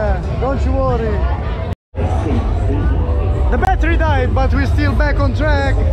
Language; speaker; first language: English; non-native, fluent; Italian